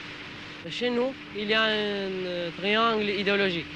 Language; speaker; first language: French; non-native, learner; Albanian